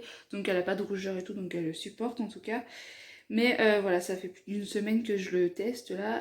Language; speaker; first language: French; native; French